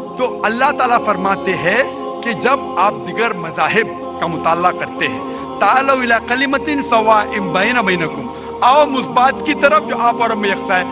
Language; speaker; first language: Urdu; non-native, local second language; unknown